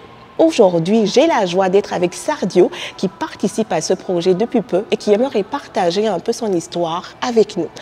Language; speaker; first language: French; native; French